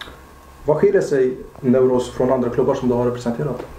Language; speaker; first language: Swedish; native; Swedish